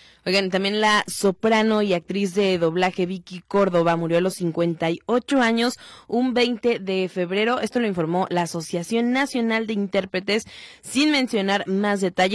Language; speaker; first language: Spanish; native; Spanish